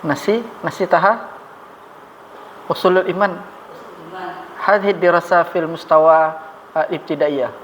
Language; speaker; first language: Arabic; non-native, fluent; Indonesian